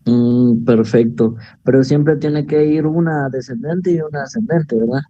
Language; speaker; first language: Spanish; native; Spanish